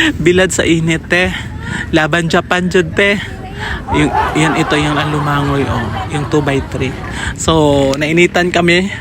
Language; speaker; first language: Filipino; non-native, local second language; Cebuano